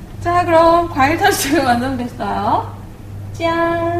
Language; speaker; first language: Korean; native; Korean